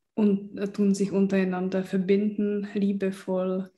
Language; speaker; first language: German; early bilingual, other home language; Czech